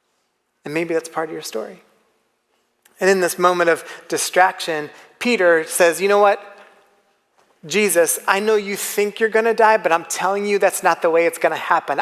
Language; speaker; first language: English; native; English